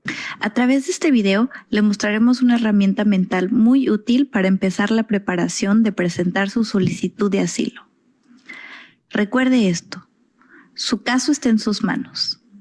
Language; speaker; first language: Spanish; native; Spanish